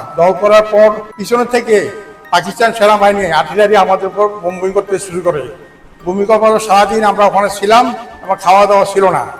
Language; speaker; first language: Bangla; native; Bangla